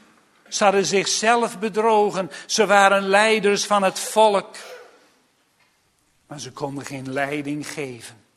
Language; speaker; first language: Dutch; native; Dutch